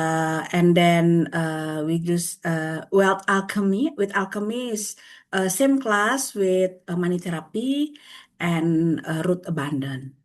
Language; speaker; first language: English; non-native, learner; Indonesian